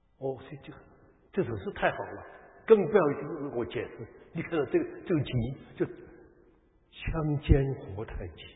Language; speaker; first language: Chinese; native; Chinese